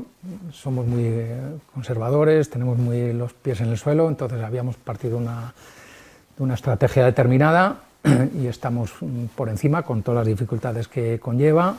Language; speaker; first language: Spanish; native; Spanish